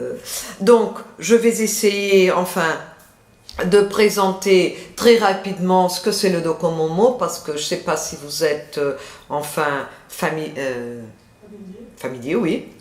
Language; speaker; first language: French; non-native, fluent; Portuguese